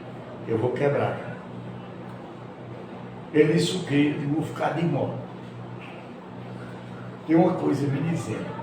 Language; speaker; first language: Portuguese; native; Portuguese